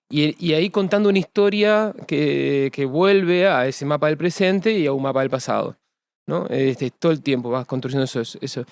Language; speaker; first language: Spanish; native; Spanish